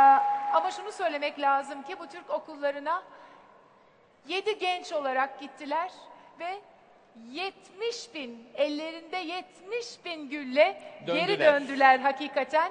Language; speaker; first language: Turkish; native; Turkish